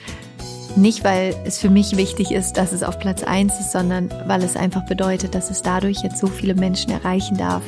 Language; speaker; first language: German; native; German